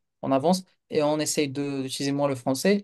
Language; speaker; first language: French; non-native, local second language; Kabyle